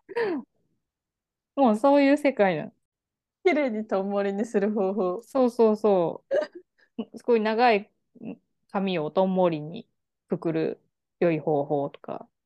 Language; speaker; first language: Japanese; native; Japanese